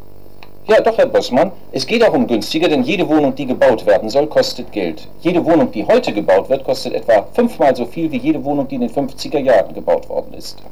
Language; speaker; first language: German; native; German